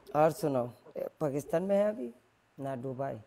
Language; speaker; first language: Hindi; non-native, learner; Bangla